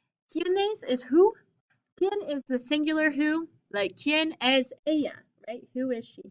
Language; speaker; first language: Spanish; non-native, fluent; English